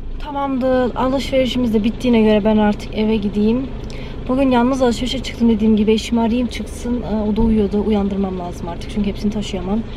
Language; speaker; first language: Turkish; early bilingual, heritage; Turkish